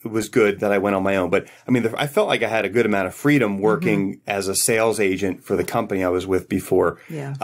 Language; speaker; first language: English; native; English